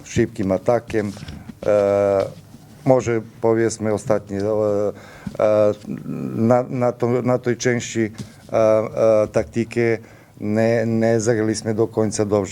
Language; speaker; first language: Polish; non-native, learner; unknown